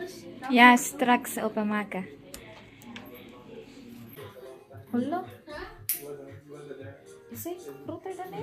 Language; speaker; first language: Dutch; non-native, learner; Filipino